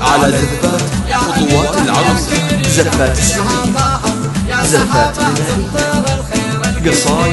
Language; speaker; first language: Arabic; native; Arabic